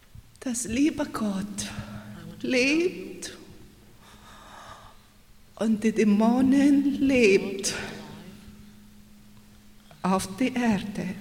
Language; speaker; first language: German; non-native, learner; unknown